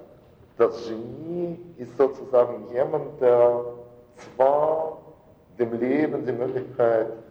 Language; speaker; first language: German; non-native, fluent; Russian